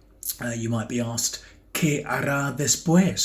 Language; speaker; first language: Spanish; non-native, fluent; English